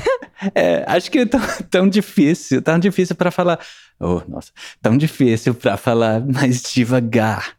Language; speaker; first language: Portuguese; non-native, learner; English